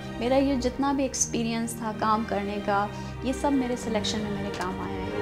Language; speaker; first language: Urdu; non-native, local second language; Baluchi